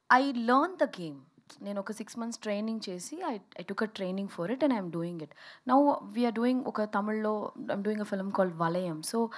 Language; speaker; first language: Telugu; early bilingual, heritage; Telugu